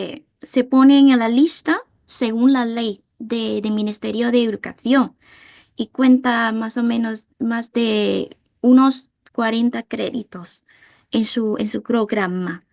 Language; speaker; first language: Spanish; non-native, fluent; Vietnamese